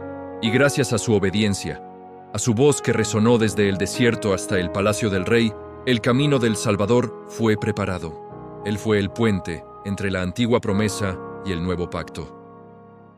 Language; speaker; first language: Spanish; native; Spanish